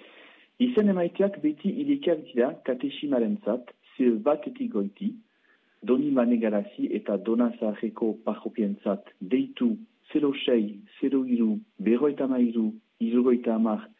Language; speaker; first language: Basque; native; Basque